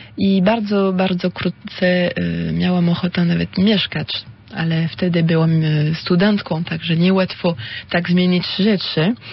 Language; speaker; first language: Polish; non-native, fluent; French